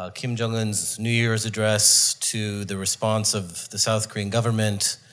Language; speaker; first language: English; native; English